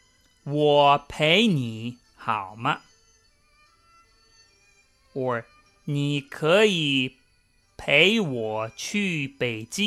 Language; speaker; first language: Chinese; non-native, fluent; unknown